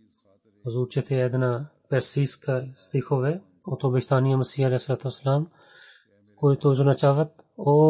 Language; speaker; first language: Bulgarian; non-native, fluent; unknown